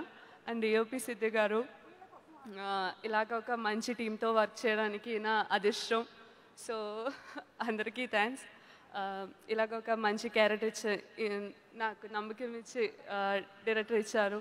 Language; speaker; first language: Telugu; non-native, learner; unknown